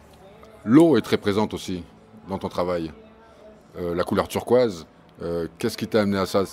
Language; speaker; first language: French; native; French